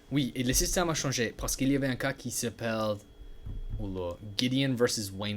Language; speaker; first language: French; non-native, learner; English